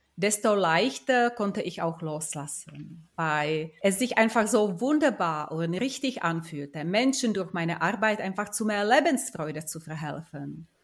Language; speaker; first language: German; non-native, fluent; Czech